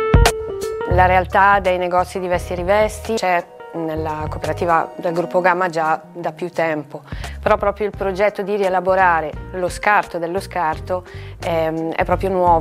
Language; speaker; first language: Italian; native; Italian